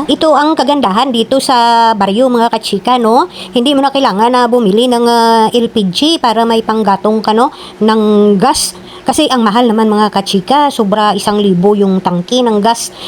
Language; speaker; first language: Filipino; non-native, local second language; Kinaray-a